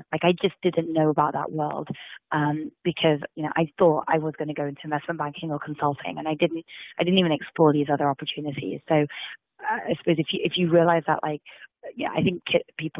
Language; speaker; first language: English; native; English